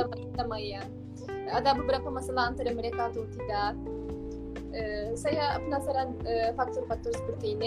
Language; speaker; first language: Indonesian; non-native, fluent; Turkish